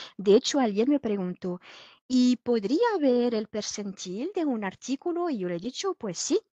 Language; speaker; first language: Spanish; non-native, fluent; French